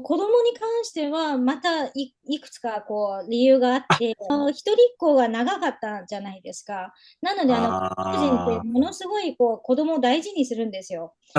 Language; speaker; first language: Japanese; native; Japanese